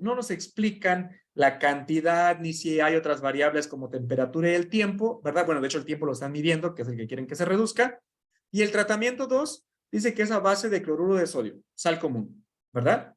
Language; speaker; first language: Spanish; native; Spanish